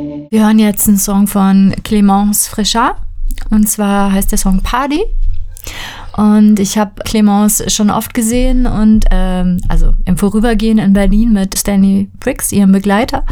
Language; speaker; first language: German; native; German